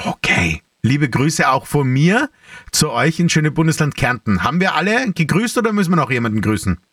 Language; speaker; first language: German; native; German